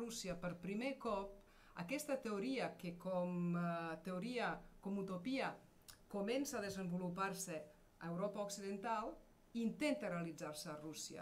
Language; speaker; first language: Catalan; non-native, fluent; Serbian